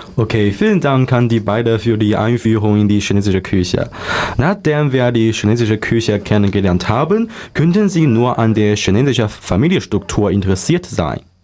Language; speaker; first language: German; non-native, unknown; Chinese